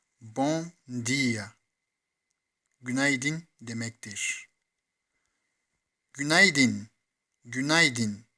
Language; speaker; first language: Turkish; non-native, fluent; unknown